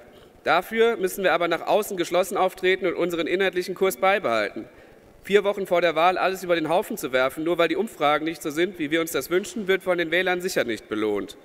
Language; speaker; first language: German; native; German